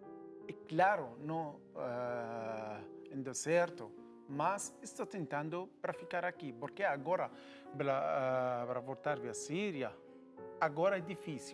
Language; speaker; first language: Portuguese; non-native, learner; Arabic